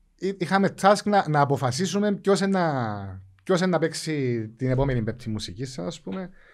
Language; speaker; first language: Greek; native; Greek